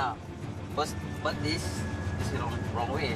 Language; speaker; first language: English; non-native, learner; French